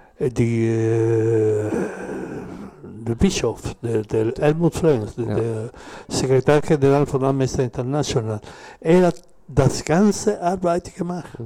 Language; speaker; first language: German; non-native, learner; Spanish